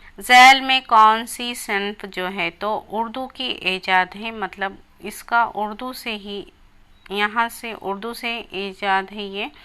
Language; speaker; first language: Urdu; native; Urdu